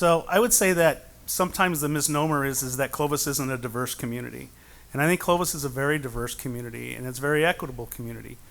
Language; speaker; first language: English; native; English